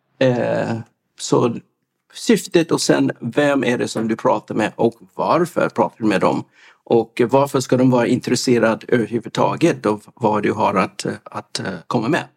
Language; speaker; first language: Swedish; non-native, fluent; English